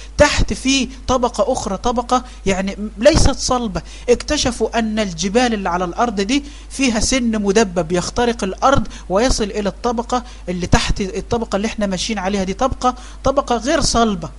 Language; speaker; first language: Arabic; native; Arabic